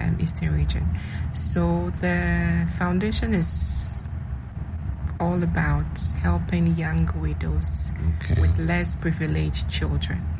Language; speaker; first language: English; non-native, local second language; Akan